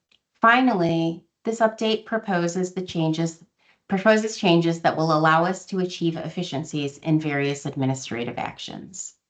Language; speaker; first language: English; native; English